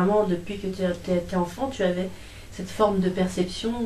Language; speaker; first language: French; native; French